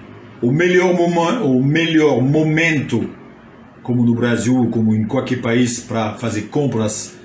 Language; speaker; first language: Portuguese; non-native, fluent; French